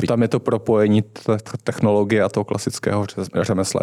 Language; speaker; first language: Czech; native; Czech